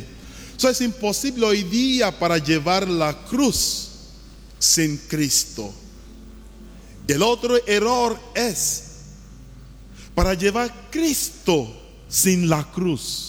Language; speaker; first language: Spanish; non-native, learner; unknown